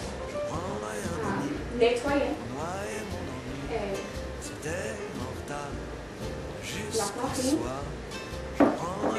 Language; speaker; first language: French; non-native, learner; English